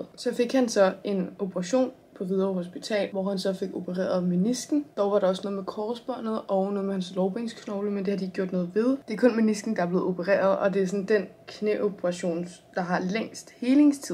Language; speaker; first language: Danish; native; Danish